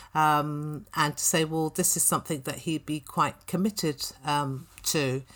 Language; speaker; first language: English; native; English